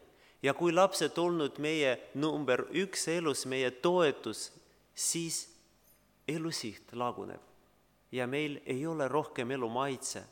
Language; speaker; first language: Estonian; non-native, learner; Russian